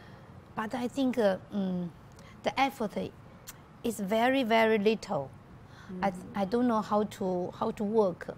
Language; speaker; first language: English; non-native, learner; Chinese